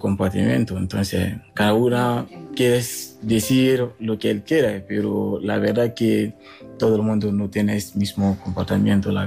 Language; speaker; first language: Spanish; non-native, learner; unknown